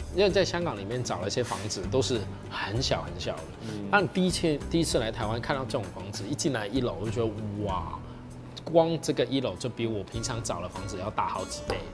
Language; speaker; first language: Chinese; non-native, local second language; Cantonese